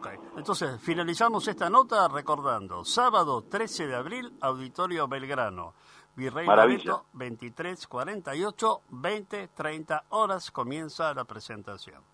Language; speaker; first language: Spanish; native; Spanish